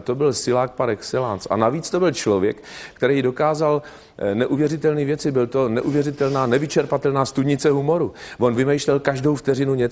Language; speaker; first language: Czech; native; Czech